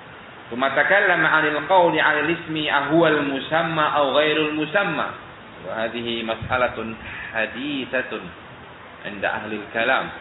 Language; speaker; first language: Arabic; non-native, fluent; Indonesian